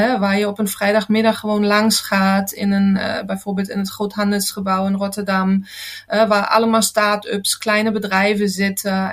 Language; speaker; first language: Dutch; non-native, fluent; German